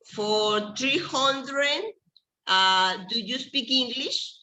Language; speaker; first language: English; non-native, learner; Spanish